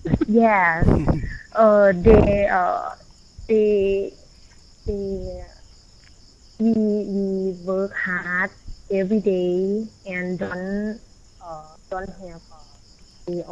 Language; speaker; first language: English; non-native, learner; Thai